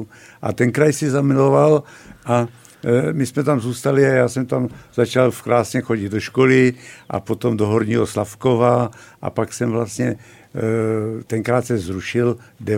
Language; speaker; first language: Czech; native; Czech